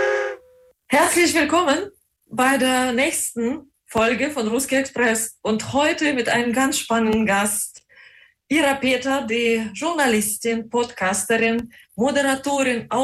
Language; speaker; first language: German; non-native, fluent; Russian